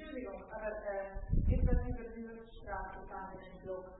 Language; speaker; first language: German; non-native, fluent; Italian